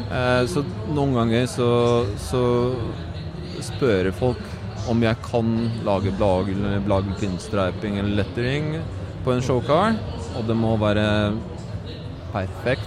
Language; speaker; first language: Norwegian; non-native, fluent; Polish